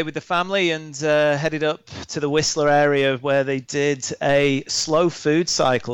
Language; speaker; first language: English; native; English